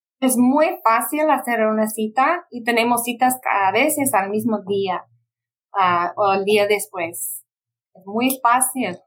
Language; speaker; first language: Spanish; non-native, fluent; English